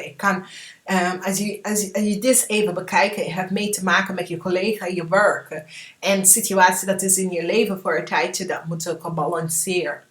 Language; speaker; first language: Dutch; non-native, fluent; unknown